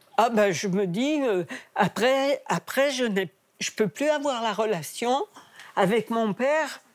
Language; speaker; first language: French; native; French